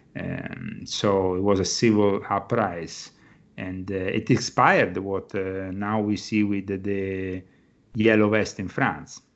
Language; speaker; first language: English; non-native, fluent; Italian